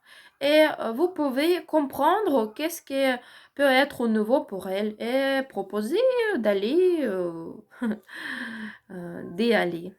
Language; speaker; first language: French; non-native, learner; Ukrainian